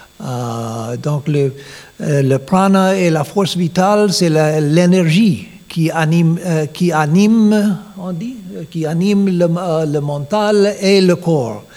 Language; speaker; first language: French; non-native, learner; English